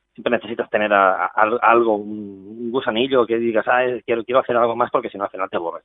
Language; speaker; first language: Spanish; non-native, local second language; Catalan